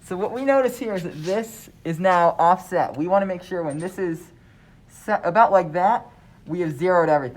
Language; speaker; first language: English; native; English